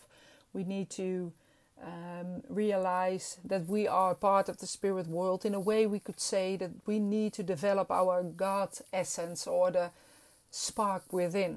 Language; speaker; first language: English; non-native, fluent; Dutch